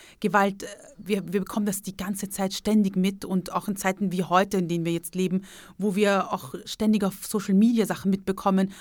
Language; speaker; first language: German; early bilingual, other home language; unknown